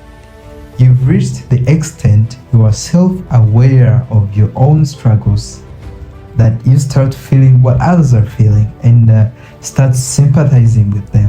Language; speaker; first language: English; non-native, local second language; Kinyarwanda